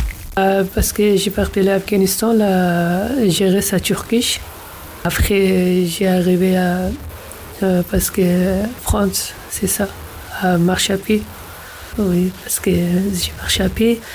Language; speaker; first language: French; non-native, learner; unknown